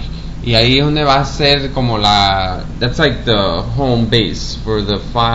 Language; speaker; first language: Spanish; early bilingual, heritage; Spanish